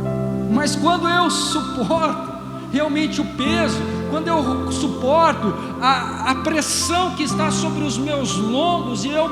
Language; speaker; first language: Portuguese; native; Portuguese